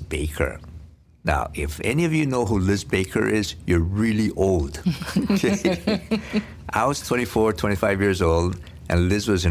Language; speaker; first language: English; early bilingual, other home language; Korean